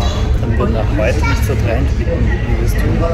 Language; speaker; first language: German; native; German